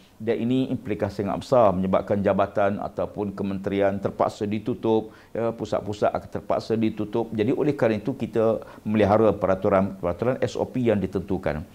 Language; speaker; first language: Malay; native; Malay